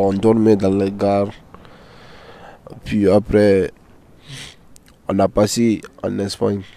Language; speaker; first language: French; non-native, learner; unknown